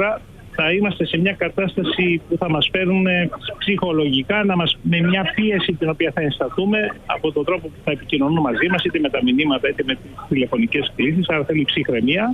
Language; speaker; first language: Greek; native; Greek